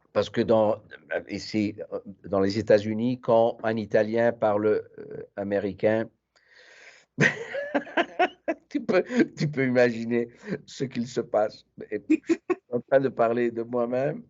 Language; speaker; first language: French; non-native, fluent; Italian